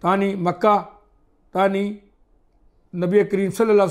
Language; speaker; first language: Arabic; non-native, learner; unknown